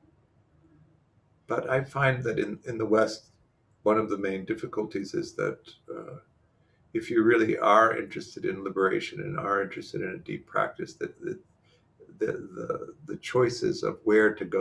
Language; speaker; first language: English; native; English